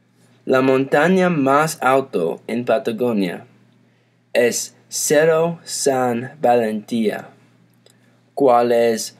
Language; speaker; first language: Spanish; non-native, learner; English